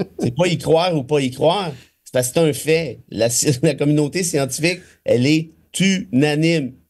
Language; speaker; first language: French; native; French